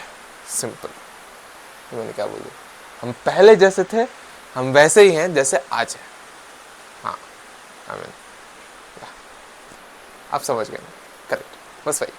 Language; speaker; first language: Hindi; native; Hindi